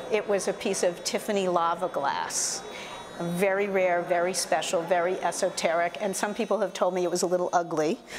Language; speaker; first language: English; native; English